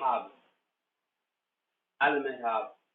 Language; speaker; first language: Arabic; non-native, fluent; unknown